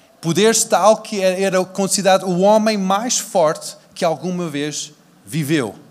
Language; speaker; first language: Portuguese; early bilingual, other home language; English